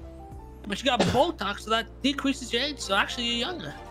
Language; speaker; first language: English; native; English